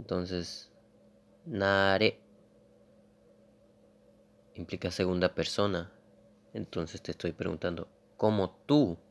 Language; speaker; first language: Spanish; non-native, local second language; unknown